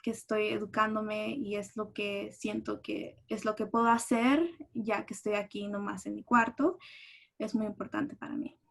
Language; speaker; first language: Spanish; early bilingual, heritage; Spanish